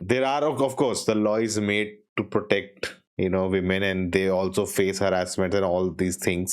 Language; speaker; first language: English; non-native, local second language; Hindi